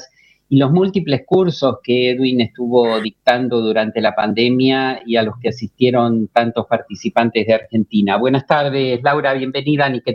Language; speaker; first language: Spanish; native; Spanish